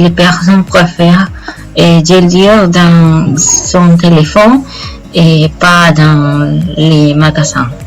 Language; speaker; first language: French; non-native, learner; Spanish